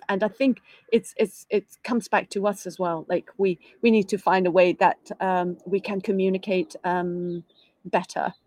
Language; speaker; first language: English; non-native, local second language; Cantonese